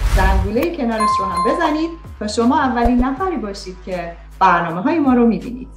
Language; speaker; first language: Persian; native; Persian